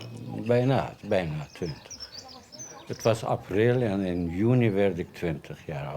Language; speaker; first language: Dutch; non-native, fluent; Persian